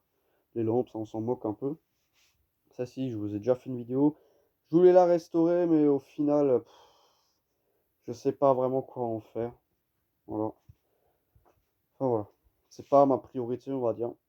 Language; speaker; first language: French; native; French